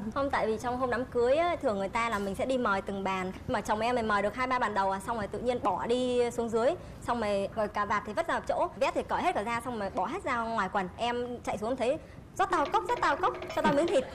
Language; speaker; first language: Vietnamese; native; Vietnamese